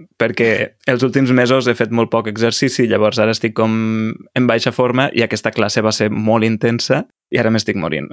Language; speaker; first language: Catalan; native; Catalan